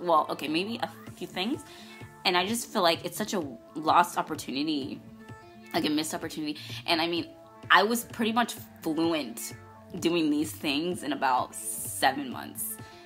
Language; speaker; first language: English; native; English